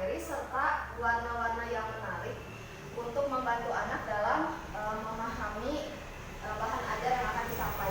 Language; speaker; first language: Indonesian; native; Indonesian